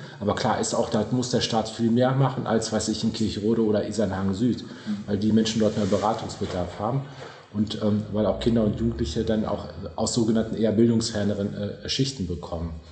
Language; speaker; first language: German; native; German